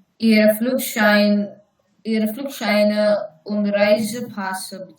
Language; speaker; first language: German; non-native, learner; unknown